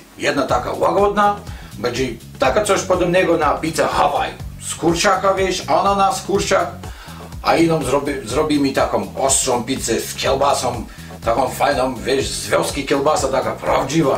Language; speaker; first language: Polish; non-native, learner; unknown